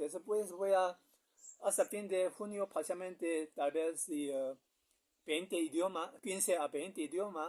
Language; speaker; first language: Spanish; non-native, learner; Korean